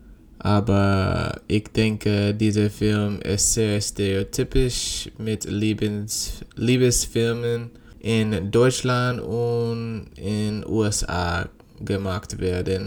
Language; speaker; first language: German; non-native, learner; English